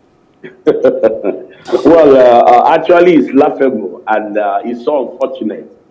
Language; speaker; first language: English; non-native, local second language; Igbo